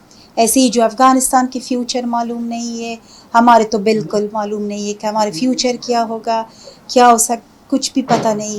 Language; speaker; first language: Hindi; non-native, fluent; Punjabi